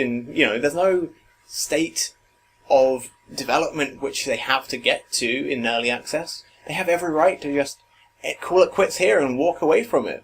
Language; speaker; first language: English; native; English